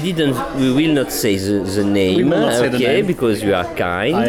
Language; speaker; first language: English; non-native, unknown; French